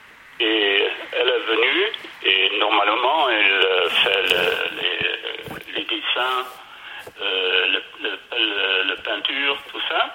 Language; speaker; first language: French; non-native, learner; Dutch